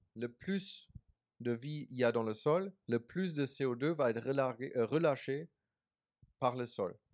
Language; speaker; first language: French; non-native, fluent; German